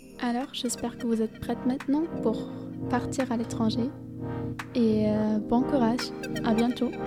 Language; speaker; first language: French; non-native, fluent; German